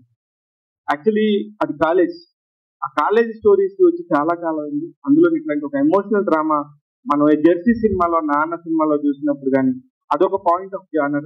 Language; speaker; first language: Telugu; native; Telugu